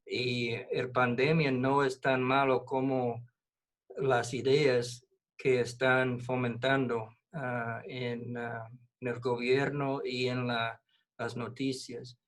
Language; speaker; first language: Spanish; non-native, fluent; English